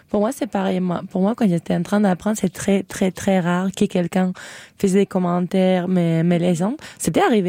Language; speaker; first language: French; non-native, fluent; Spanish